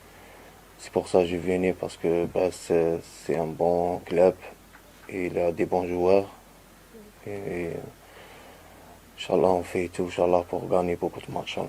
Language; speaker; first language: French; non-native, learner; Arabic